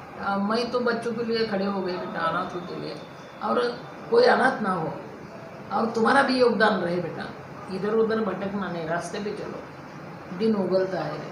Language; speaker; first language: Hindi; non-native, local second language; Marathi